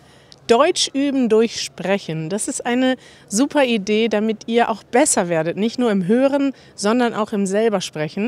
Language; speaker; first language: German; native; German